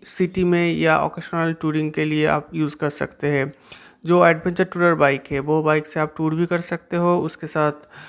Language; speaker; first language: Hindi; non-native, local second language; Bangla